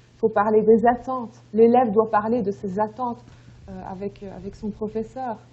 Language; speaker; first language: French; native; French